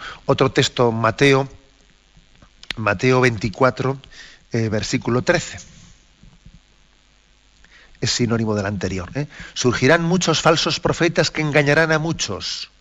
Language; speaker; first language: Spanish; native; Spanish